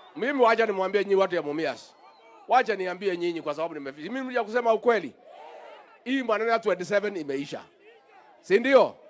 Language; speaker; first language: Swahili; non-native, local second language; Kikuyu